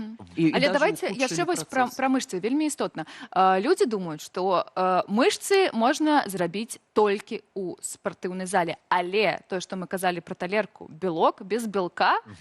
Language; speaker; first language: Belarusian; native; Belarusian